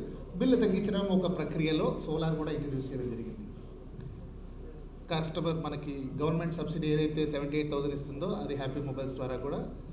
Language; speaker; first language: Telugu; native; Telugu